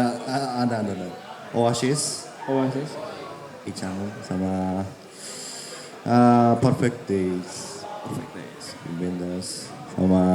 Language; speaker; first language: Indonesian; early bilingual, heritage; Japanese